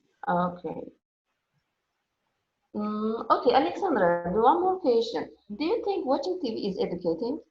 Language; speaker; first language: English; non-native, fluent; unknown